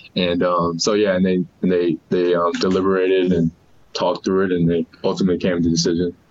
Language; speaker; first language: English; native; English